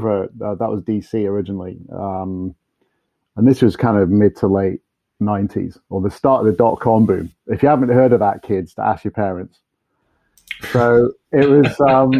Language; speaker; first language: English; native; English